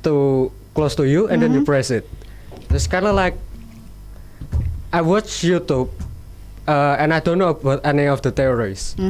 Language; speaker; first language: English; non-native, fluent; Indonesian